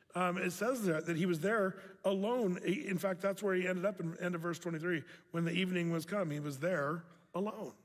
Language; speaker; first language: English; native; English